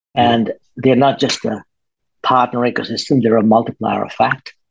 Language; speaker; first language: English; native; English